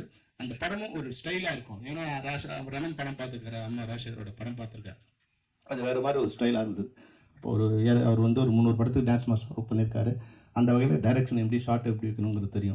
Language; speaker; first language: Tamil; native; Tamil